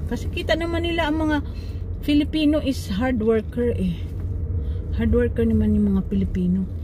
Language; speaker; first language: Filipino; non-native, local second language; Cebuano